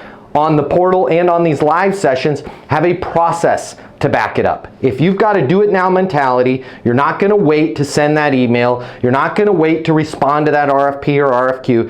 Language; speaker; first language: English; native; English